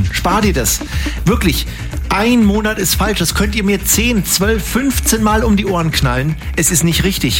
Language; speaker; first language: German; native; German